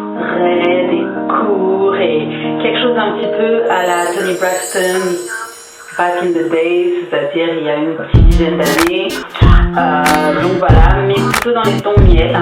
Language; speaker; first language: French; native; French